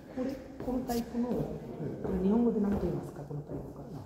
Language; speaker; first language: Japanese; non-native, learner; Bangla